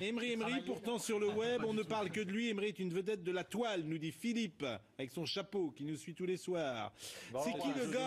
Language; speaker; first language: French; native; French